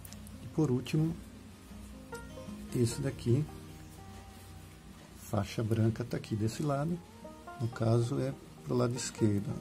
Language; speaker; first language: Portuguese; native; Portuguese